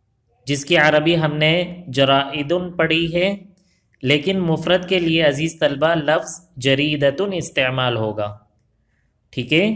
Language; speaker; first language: Urdu; native; Urdu